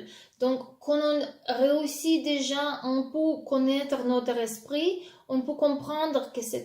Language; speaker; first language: French; non-native, fluent; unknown